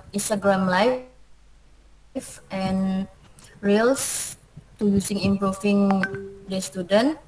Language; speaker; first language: English; non-native, learner; Indonesian